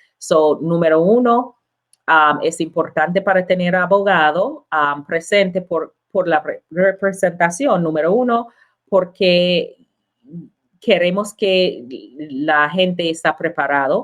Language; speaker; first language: Spanish; non-native, learner; English